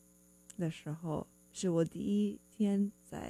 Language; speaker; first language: Chinese; non-native, fluent; English